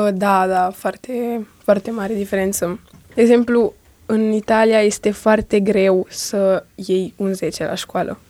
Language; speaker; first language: Romanian; early bilingual, heritage; Romanian